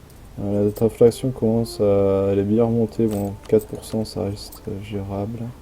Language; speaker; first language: French; native; French